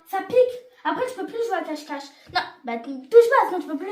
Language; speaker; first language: French; native; French